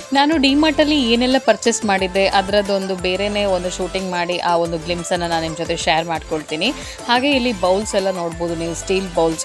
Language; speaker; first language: Kannada; native; Kannada